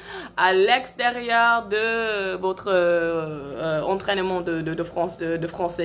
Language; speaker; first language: French; non-native, fluent; English